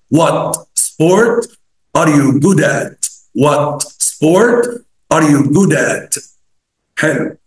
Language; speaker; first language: English; non-native, fluent; Arabic